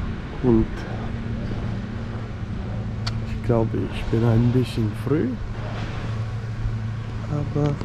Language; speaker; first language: German; non-native, learner; Danish